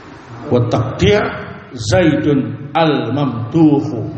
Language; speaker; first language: Arabic; non-native, fluent; Indonesian